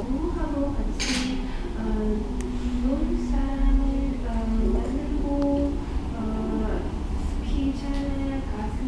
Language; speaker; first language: Korean; non-native, learner; Portuguese